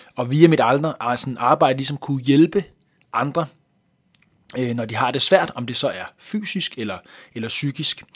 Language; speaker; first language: Danish; native; Danish